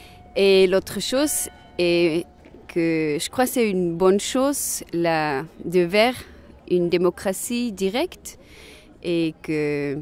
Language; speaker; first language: French; non-native, local second language; German